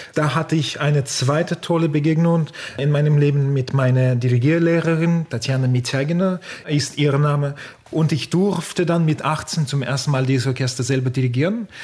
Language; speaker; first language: German; non-native, fluent; Russian